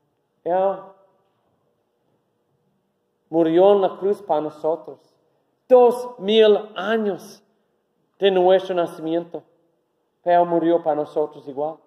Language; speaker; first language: Spanish; non-native, learner; English